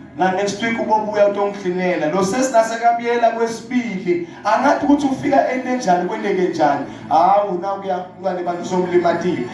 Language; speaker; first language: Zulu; non-native, local second language; Swati